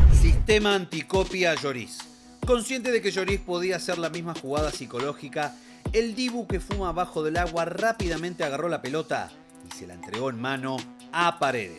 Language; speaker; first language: Spanish; native; Spanish